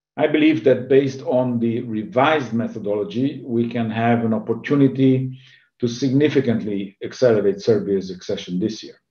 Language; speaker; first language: English; non-native, fluent; Hungarian